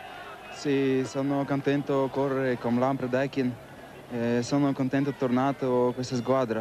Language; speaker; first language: Italian; non-native, learner; Russian